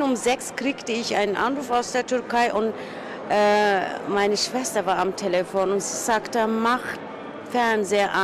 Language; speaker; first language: German; early bilingual, other home language; Turkish